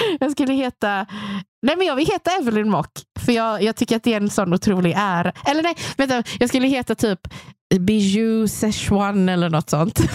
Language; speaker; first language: Swedish; native; Swedish